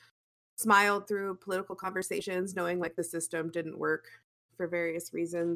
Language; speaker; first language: English; native; English